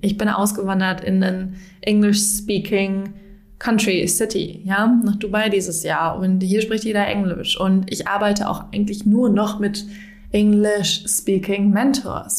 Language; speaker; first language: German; native; German